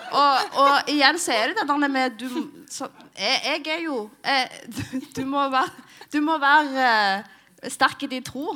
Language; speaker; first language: Norwegian; early bilingual, other home language; Somali